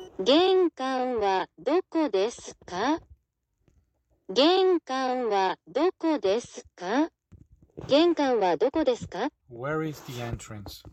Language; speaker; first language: Japanese; non-native, learner; English